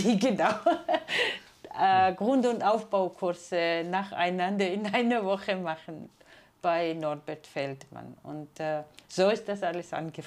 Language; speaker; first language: German; non-native, fluent; Georgian